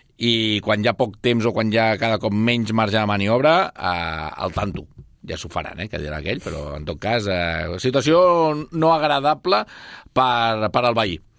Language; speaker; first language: Catalan; native; Catalan